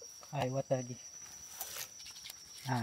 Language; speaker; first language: English; non-native, learner; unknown